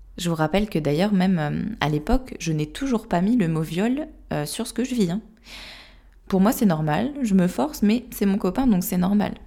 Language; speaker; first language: French; native; French